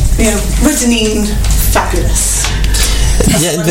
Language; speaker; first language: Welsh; non-native, local second language; English